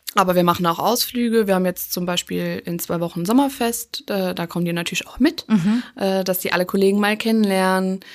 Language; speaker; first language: German; native; German